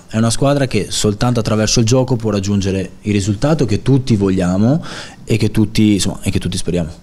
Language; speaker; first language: Italian; native; Italian